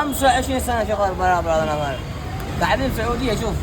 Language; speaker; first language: Arabic; non-native, learner; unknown